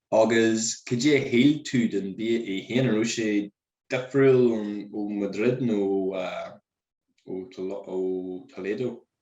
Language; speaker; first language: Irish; non-native, local second language; English